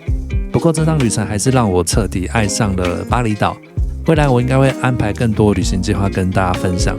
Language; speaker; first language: Chinese; native; Chinese